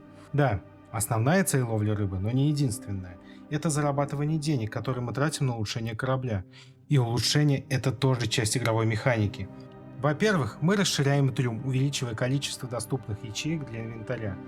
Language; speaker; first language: Russian; native; Russian